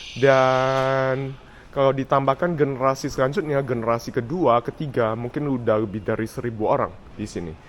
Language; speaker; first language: Indonesian; non-native, fluent; Chinese